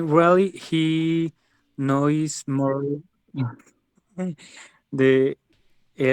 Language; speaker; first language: English; non-native, learner; Spanish